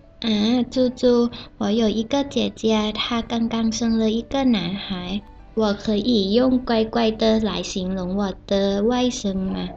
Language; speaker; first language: Chinese; early bilingual, heritage; Chinese